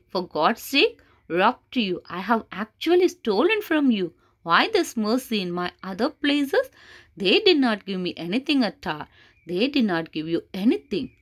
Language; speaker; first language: English; non-native, local second language; Tamil